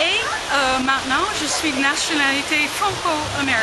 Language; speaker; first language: French; non-native, fluent; English